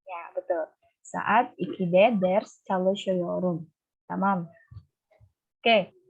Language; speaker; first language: Turkish; non-native, fluent; Indonesian